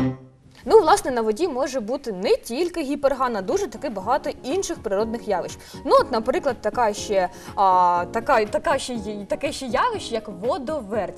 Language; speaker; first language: Ukrainian; native; Ukrainian